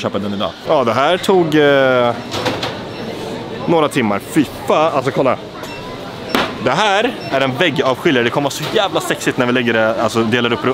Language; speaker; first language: Swedish; native; Swedish